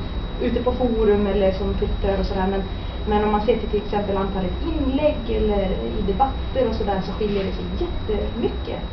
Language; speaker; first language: Swedish; native; Swedish